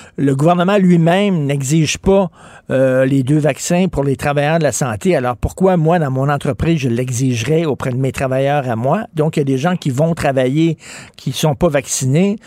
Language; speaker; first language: French; native; French